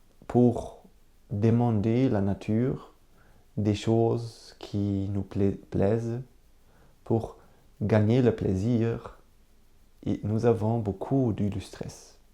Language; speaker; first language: French; non-native, learner; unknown